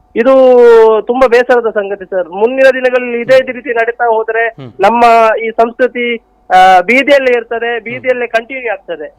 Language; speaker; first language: Kannada; non-native, local second language; Tulu